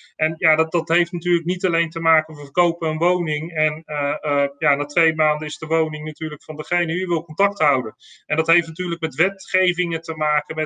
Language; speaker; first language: Dutch; native; Dutch